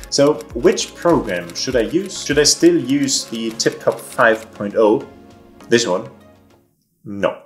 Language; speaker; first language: English; non-native, fluent; German